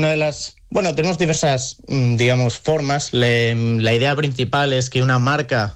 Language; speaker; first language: Spanish; native; Spanish